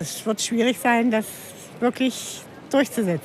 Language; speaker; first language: German; native; German